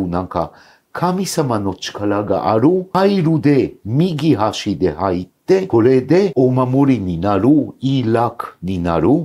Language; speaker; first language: Japanese; non-native, fluent; Hebrew